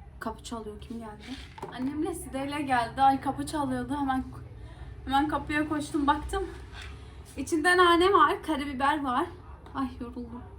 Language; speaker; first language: Turkish; non-native, local second language; Arabic